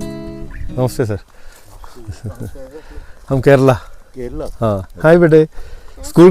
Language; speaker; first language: Hindi; non-native, local second language; Malayalam